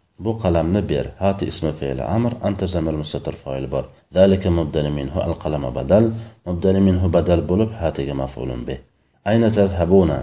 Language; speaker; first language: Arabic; non-native, fluent; Uzbek